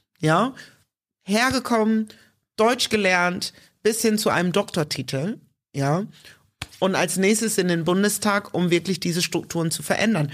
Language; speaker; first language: German; early bilingual, other home language; English